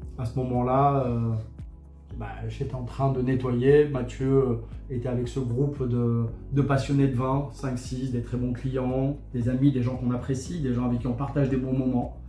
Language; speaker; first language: French; native; French